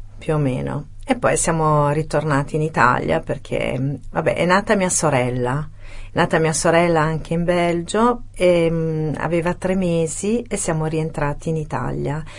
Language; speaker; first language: Italian; early bilingual, other home language; French